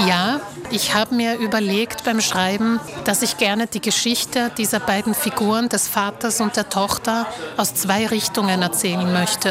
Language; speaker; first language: German; early bilingual, other home language; Slovak